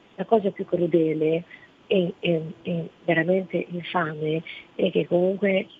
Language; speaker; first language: Italian; native; Italian